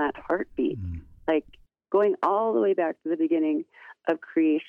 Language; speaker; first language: English; native; English